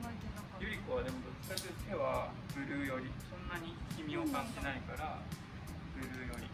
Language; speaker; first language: Japanese; native; Japanese